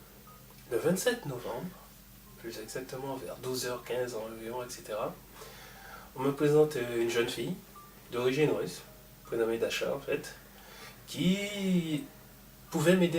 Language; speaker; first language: French; native; French